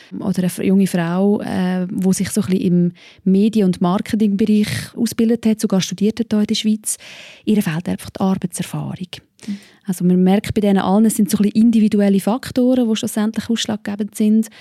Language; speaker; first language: German; native; German